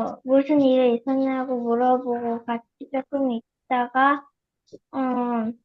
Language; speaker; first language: Korean; early bilingual, heritage; Korean